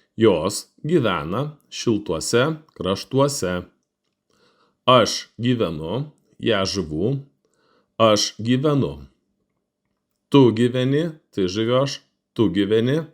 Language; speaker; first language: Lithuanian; non-native, fluent; Russian